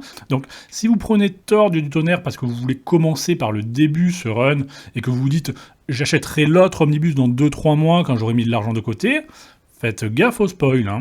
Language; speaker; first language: French; native; French